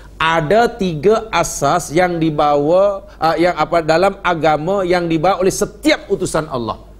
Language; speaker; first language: Malay; native; Malay